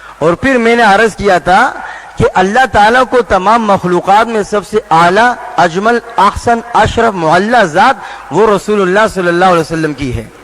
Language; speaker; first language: Urdu; non-native, local second language; Pashto